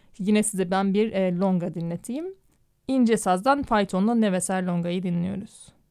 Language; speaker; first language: Turkish; native; Turkish